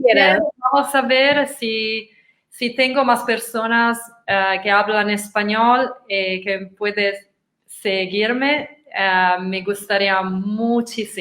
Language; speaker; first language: Spanish; non-native, learner; Italian